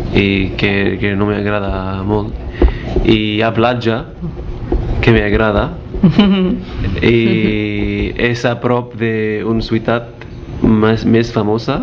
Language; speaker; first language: Catalan; non-native, learner; Arabic